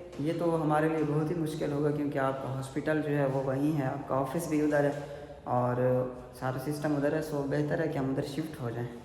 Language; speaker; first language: Urdu; non-native, local second language; Punjabi